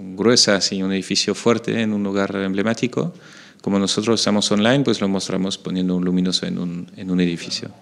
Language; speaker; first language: Spanish; non-native, fluent; French